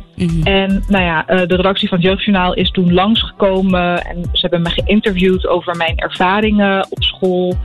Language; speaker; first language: Dutch; early bilingual, other home language; Arabic